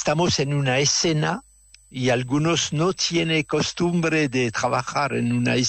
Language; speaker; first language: Spanish; non-native, fluent; French